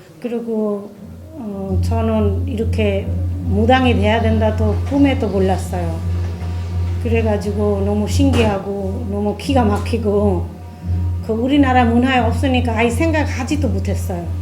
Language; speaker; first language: Korean; non-native, fluent; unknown